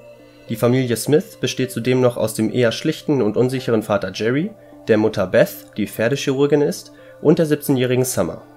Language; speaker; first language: German; native; German